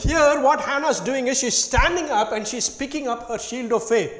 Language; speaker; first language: English; non-native, local second language; Tamil